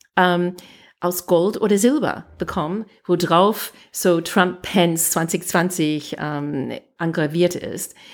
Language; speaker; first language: German; non-native, fluent; English